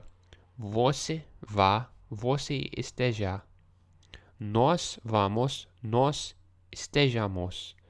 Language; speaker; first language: Portuguese; non-native, learner; English